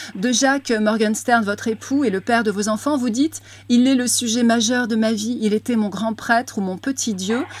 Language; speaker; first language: French; native; French